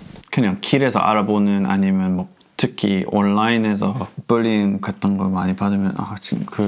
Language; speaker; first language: Korean; non-native, learner; English